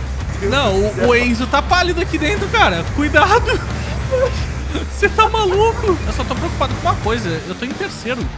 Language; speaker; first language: Portuguese; native; Portuguese